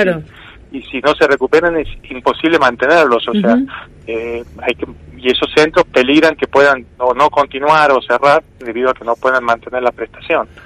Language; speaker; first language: Spanish; native; Spanish